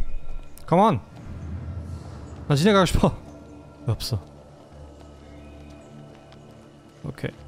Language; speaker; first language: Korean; non-native, learner; German